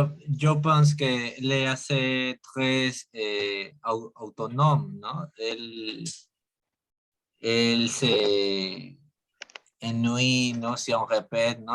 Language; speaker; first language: French; non-native, learner; Spanish